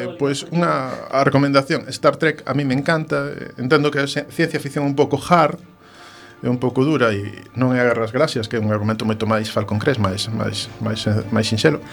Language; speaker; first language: Galician; native; Galician